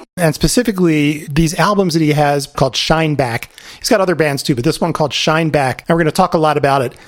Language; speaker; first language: English; native; English